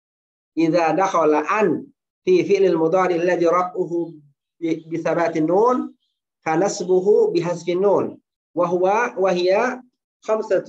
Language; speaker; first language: Arabic; non-native, fluent; Indonesian